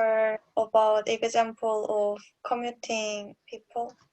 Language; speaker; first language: English; non-native, learner; Korean